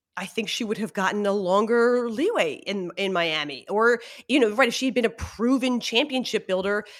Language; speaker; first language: English; native; English